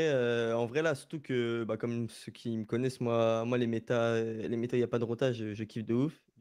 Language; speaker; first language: French; native; French